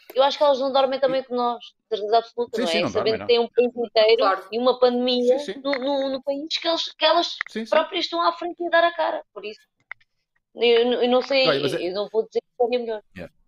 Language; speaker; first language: Portuguese; native; Portuguese